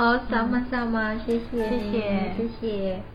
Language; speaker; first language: Chinese; non-native, learner; Indonesian